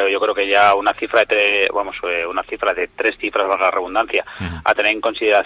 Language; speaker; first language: Spanish; native; Spanish